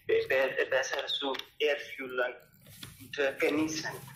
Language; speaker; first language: German; non-native, learner; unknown